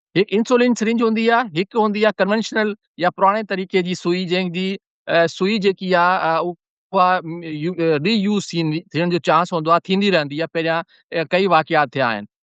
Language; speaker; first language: Sindhi; non-native, local second language; Urdu